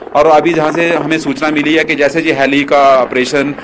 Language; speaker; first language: Hindi; native; Hindi